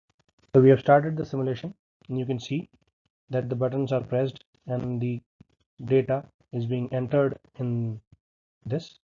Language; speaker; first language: English; non-native, local second language; Hindi